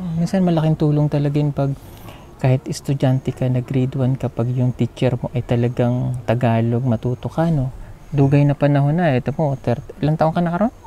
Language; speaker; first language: Filipino; non-native, local second language; Cebuano